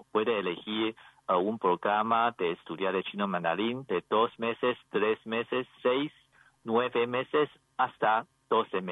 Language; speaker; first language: Spanish; non-native, learner; Chinese